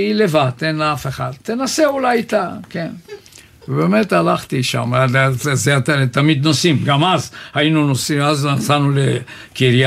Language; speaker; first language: Hebrew; non-native, fluent; Bulgarian